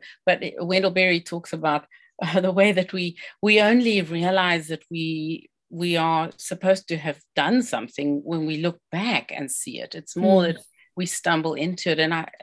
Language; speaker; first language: English; native; English